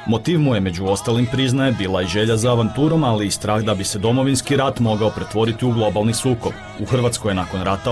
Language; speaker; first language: Croatian; native; Croatian